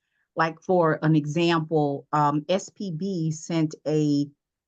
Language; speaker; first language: English; native; English